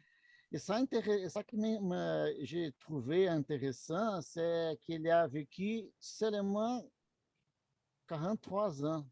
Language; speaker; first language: French; non-native, learner; Portuguese